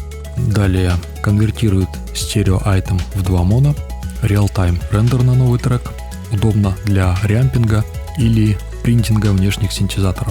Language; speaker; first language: Russian; native; Russian